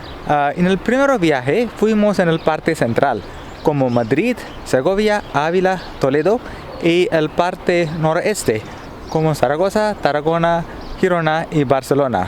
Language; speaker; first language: Spanish; non-native, learner; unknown